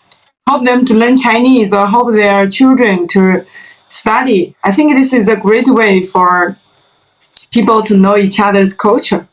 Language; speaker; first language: English; non-native, fluent; Chinese